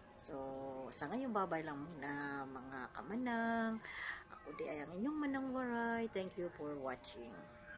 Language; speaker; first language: Filipino; non-native, local second language; Waray